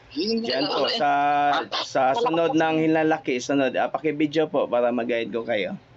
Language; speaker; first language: Filipino; non-native, local second language; Cebuano